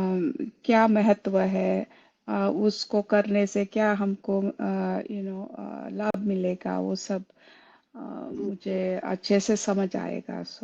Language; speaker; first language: Hindi; non-native, local second language; Kannada